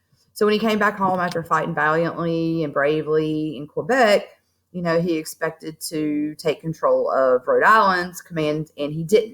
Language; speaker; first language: English; native; English